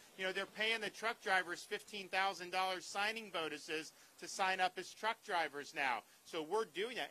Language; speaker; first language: English; native; English